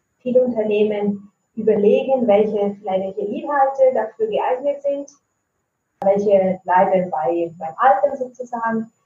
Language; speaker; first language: German; non-native, fluent; Italian